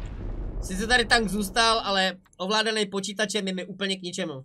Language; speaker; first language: Czech; native; Czech